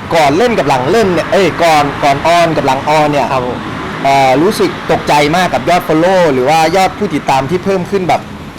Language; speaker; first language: Thai; native; Thai